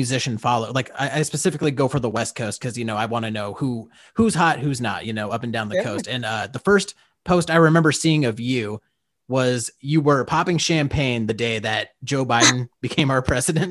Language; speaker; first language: English; native; English